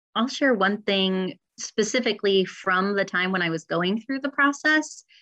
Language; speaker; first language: English; native; English